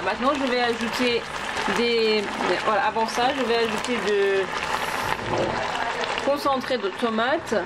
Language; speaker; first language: French; non-native, fluent; Persian